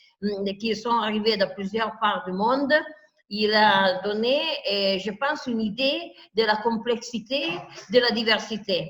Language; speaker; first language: French; non-native, fluent; Italian